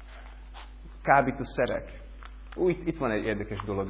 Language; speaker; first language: Hungarian; non-native, learner; English